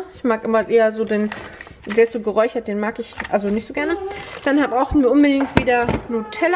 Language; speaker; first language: German; native; German